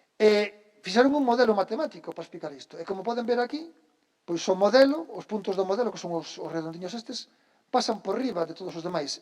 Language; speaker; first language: Galician; native; Galician